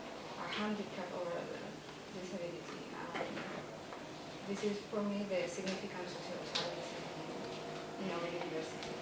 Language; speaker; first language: English; non-native, learner; Spanish